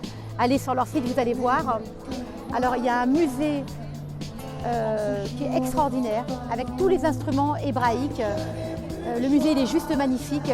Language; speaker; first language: French; native; French